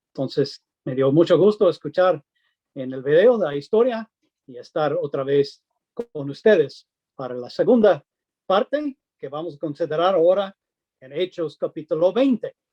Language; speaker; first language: Spanish; non-native, fluent; English